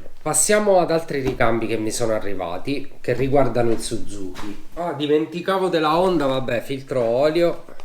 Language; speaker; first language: Italian; native; Italian